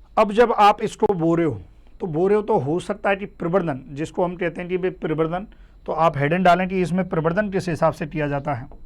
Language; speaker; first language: Hindi; native; Hindi